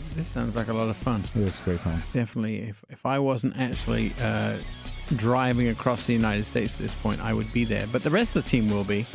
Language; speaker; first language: English; native; English